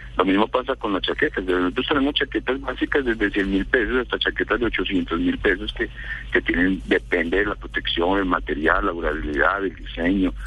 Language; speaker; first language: Spanish; native; Spanish